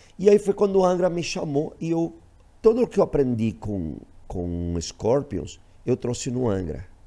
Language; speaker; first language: Portuguese; non-native, fluent; Spanish